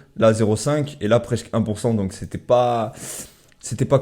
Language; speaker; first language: French; native; French